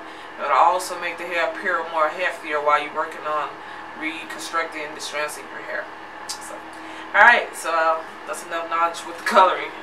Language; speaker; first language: English; native; English